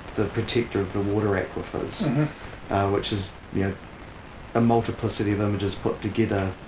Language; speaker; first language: English; native; English